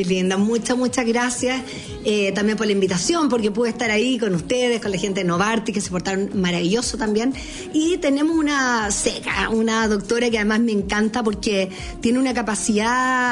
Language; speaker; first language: Spanish; native; Spanish